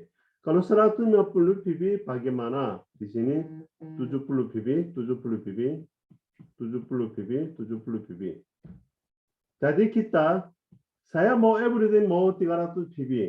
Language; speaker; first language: Indonesian; non-native, fluent; Korean